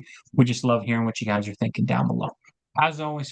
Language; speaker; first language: English; native; English